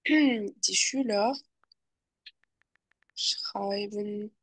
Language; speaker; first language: German; non-native, fluent; French